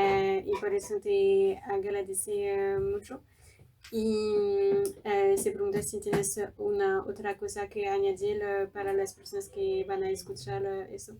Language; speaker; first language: Spanish; non-native, fluent; French